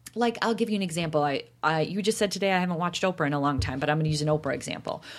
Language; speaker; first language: English; native; English